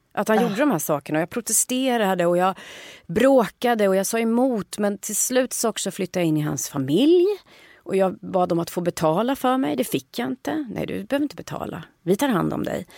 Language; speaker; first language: Swedish; native; Swedish